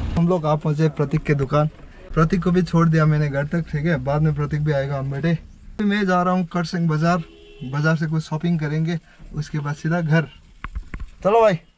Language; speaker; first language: Hindi; non-native, local second language; Nepali